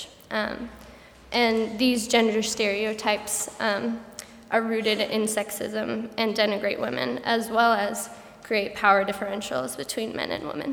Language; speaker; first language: English; native; English